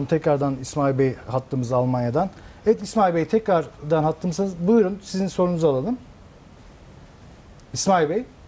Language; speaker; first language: Turkish; native; Turkish